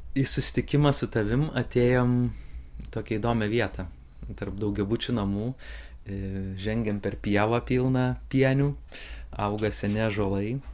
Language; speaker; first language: Lithuanian; native; Lithuanian